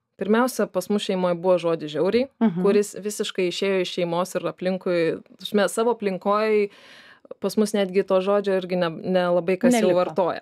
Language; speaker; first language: Lithuanian; native; Lithuanian